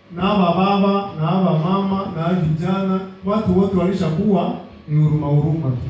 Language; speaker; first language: Swahili; native; Swahili